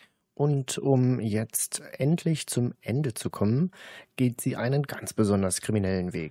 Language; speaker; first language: German; native; German